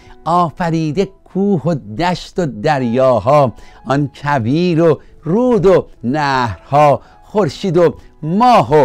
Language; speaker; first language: Persian; native; Persian